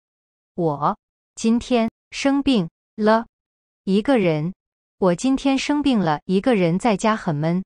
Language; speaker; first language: Chinese; non-native, learner; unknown